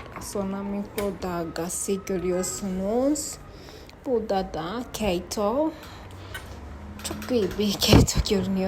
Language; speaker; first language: Turkish; non-native, fluent; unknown